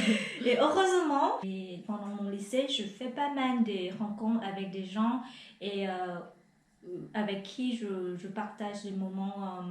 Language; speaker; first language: French; non-native, fluent; Vietnamese